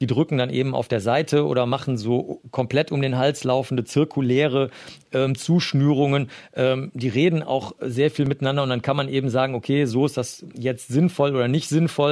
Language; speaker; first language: German; native; German